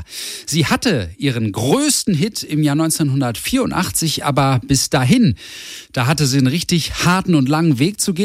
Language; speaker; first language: German; native; German